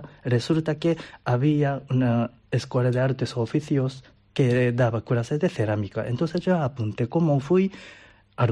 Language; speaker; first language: Spanish; non-native, learner; Japanese